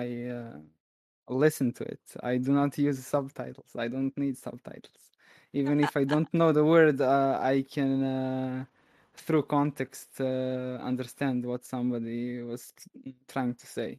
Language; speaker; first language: English; non-native, fluent; Serbian